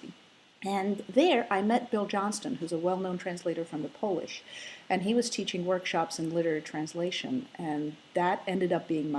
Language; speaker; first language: English; non-native, fluent; Slovak